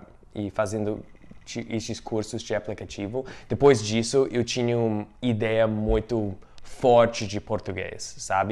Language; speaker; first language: Portuguese; non-native, fluent; English